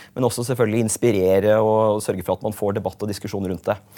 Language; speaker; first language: Norwegian; native; Norwegian